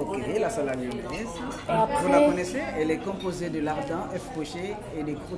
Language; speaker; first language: French; native; French